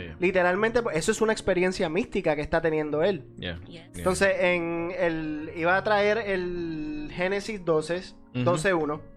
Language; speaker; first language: Spanish; native; Spanish